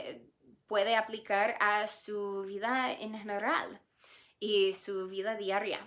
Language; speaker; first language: Spanish; non-native, fluent; English